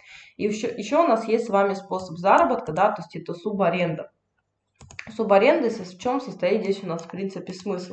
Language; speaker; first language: Russian; native; Russian